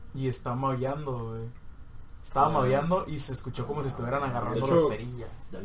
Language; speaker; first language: Spanish; native; Spanish